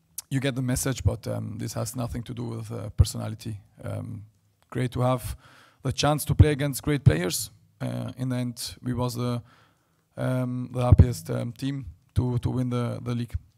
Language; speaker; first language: English; non-native, fluent; Albanian